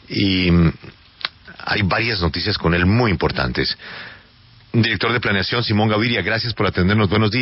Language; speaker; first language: Spanish; native; Spanish